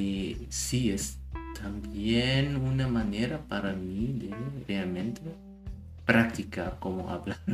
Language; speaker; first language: Spanish; non-native, learner; German